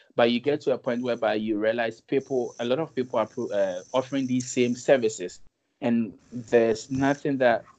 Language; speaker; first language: English; non-native, local second language; Akan